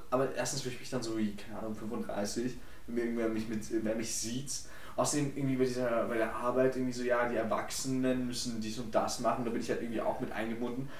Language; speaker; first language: German; early bilingual, other home language; Polish